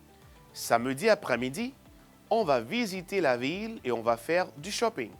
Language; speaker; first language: French; non-native, fluent; Spanish